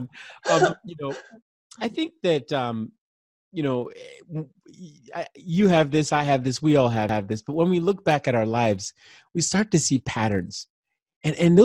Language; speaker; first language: English; non-native, local second language; Igbo